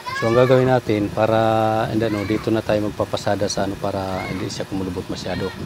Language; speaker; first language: Filipino; non-native, local second language; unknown